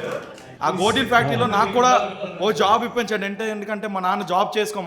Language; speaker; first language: Telugu; native; Telugu